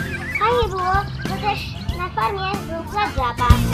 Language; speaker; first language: Polish; early bilingual, heritage; Polish